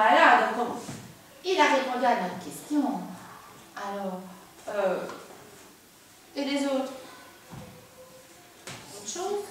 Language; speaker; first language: French; native; French